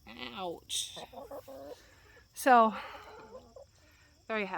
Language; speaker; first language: English; native; English